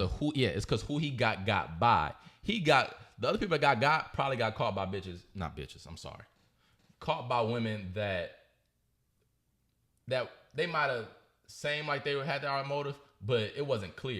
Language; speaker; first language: English; native; English